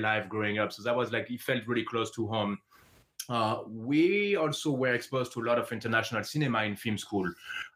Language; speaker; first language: English; non-native, fluent; French